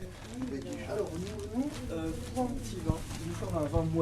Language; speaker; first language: French; native; French